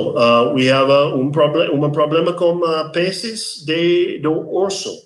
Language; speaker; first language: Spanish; non-native, learner; English